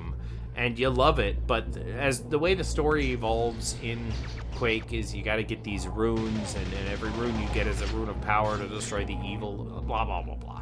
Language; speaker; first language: English; native; English